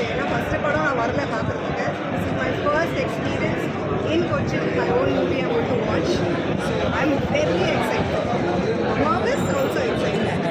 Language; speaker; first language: Tamil; non-native, local second language; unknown